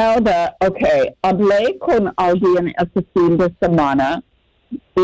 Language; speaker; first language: Spanish; non-native, fluent; English